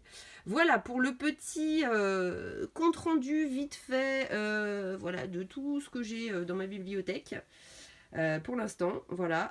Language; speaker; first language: French; native; French